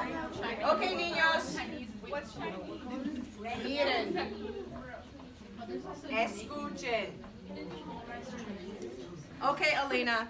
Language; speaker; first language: Spanish; non-native, fluent; English